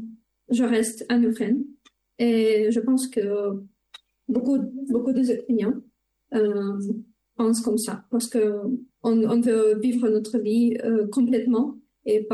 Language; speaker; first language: French; non-native, fluent; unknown